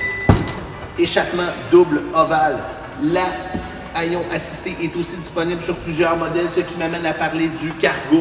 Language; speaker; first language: French; native; French